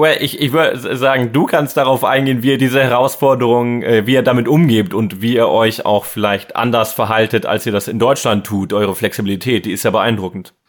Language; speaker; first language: German; native; German